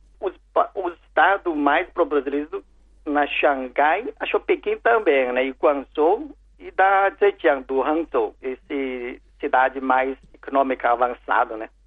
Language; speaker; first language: Portuguese; non-native, learner; Chinese